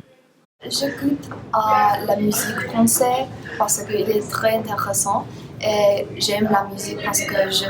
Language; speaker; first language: French; non-native, learner; English